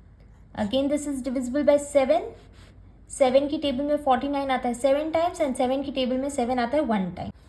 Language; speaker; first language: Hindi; native; Hindi